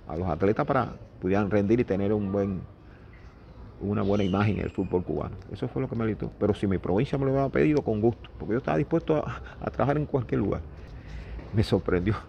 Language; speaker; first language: Spanish; native; Spanish